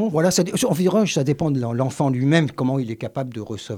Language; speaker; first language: French; native; French